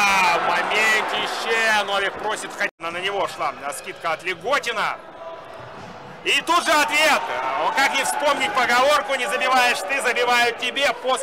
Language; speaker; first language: Russian; native; Russian